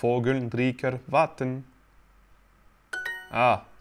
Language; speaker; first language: Swedish; non-native, learner; French